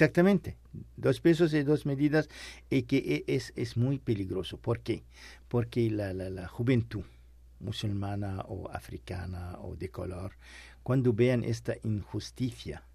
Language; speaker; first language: Spanish; non-native, learner; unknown